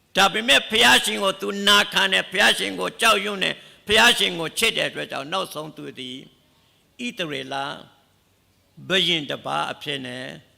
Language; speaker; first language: Burmese; non-native, local second language; S'gaw Karen